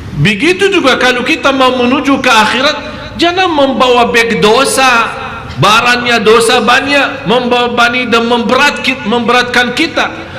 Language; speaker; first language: Malay; non-native, fluent; Arabic